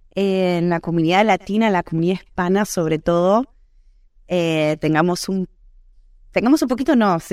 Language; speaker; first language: Spanish; native; Spanish